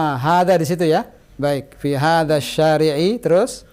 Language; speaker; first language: Indonesian; native; Indonesian